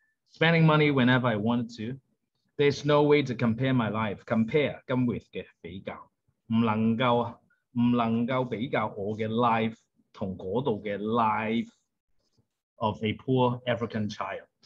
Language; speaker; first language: English; non-native, local second language; Cantonese